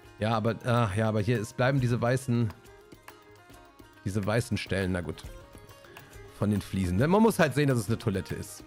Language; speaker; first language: German; native; German